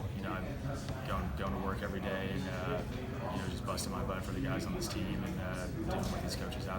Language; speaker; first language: English; native; English